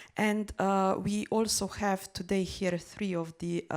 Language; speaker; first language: English; non-native, fluent; Slovenian